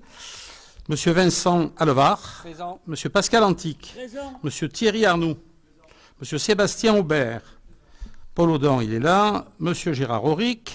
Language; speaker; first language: French; native; French